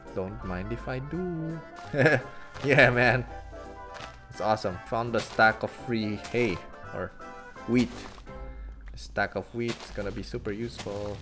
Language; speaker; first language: English; non-native, local second language; Filipino